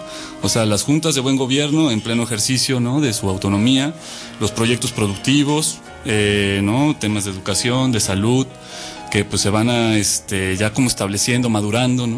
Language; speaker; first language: Spanish; native; Spanish